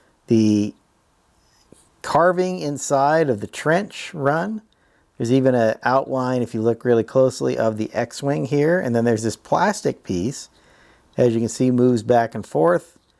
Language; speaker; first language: English; native; English